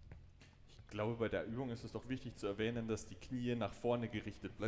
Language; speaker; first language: German; native; German